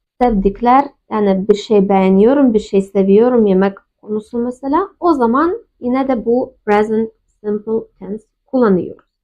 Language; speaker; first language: Turkish; non-native, fluent; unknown